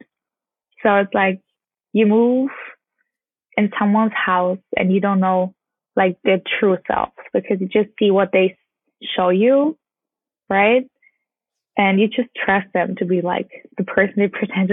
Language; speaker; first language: English; non-native, fluent; German